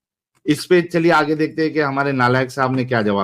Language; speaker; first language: Hindi; native; Hindi